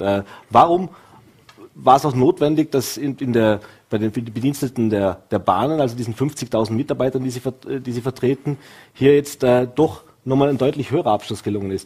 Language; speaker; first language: German; native; German